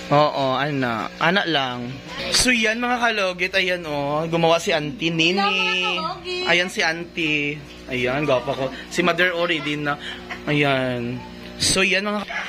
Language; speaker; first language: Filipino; non-native, local second language; Hiligaynon